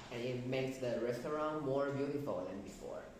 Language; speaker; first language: English; non-native, learner; Chinese